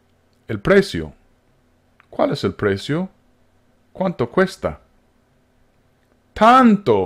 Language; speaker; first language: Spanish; non-native, fluent; English